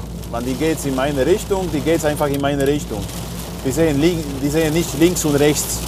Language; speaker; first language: German; non-native, learner; Polish